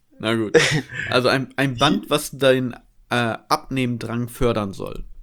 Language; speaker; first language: German; native; German